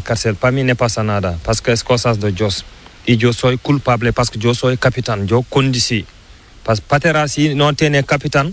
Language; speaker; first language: Spanish; non-native, learner; Fula